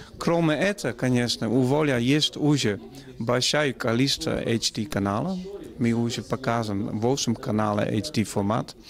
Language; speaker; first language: Russian; non-native, fluent; Dutch